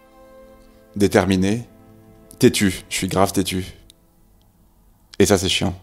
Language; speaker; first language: French; native; French